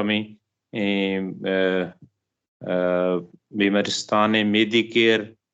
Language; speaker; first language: Persian; non-native, learner; Urdu